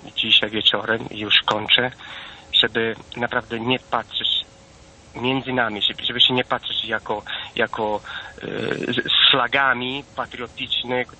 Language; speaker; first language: Polish; non-native, fluent; Italian